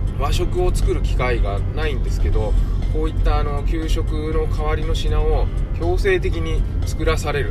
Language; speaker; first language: Japanese; native; Japanese